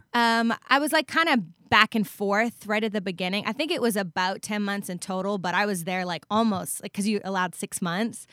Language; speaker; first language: English; native; English